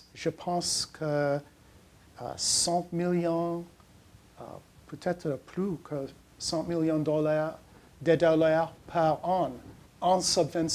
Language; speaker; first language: French; non-native, learner; English